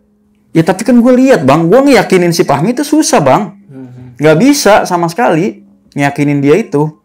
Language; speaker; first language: Indonesian; native; Indonesian